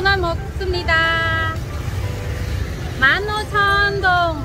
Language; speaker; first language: Korean; non-native, learner; Vietnamese